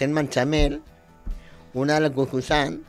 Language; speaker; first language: Catalan; non-native, local second language; Spanish